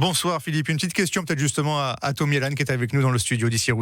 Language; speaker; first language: French; native; French